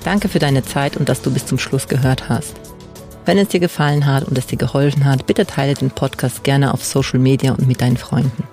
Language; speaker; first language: German; native; German